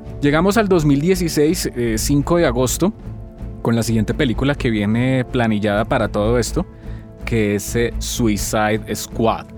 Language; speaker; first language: Spanish; native; Spanish